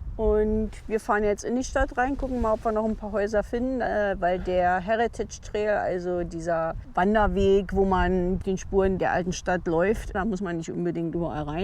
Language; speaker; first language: German; native; German